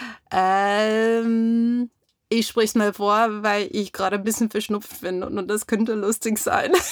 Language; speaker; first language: German; non-native, fluent; English